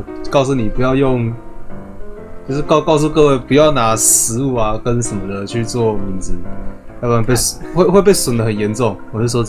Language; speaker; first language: Chinese; native; Chinese